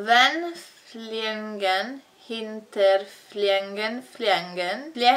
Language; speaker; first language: German; non-native, learner; Italian